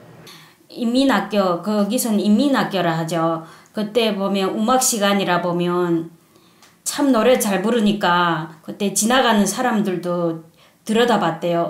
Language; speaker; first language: Korean; native; Korean